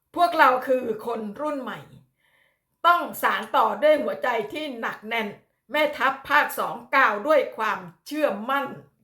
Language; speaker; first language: Thai; native; Thai